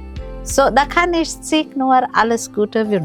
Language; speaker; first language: German; non-native, fluent; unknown